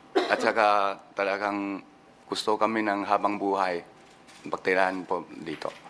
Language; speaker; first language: Filipino; non-native, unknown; Min Nan Chinese